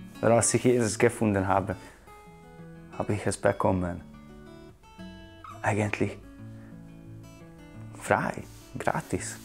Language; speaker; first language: German; non-native, fluent; Hungarian